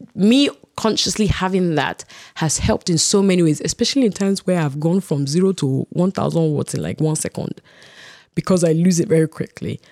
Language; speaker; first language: English; non-native, local second language; Yoruba